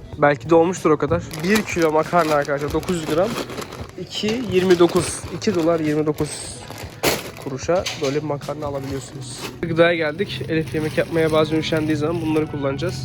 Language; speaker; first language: Turkish; native; Turkish